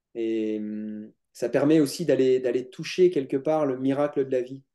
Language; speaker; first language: French; native; French